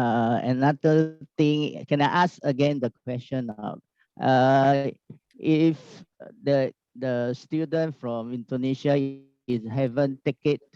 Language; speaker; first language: English; non-native, learner; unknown